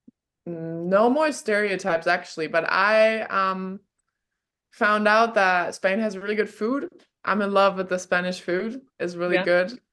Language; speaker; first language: English; non-native, fluent; German